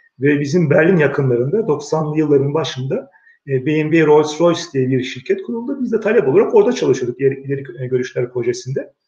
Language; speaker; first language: Turkish; early bilingual, heritage; Turkish